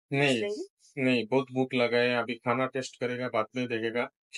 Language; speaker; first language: Hindi; non-native, learner; Bangla